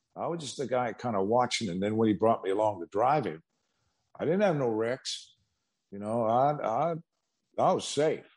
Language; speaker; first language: English; native; English